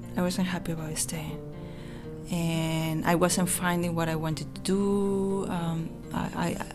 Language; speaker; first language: English; non-native, fluent; Spanish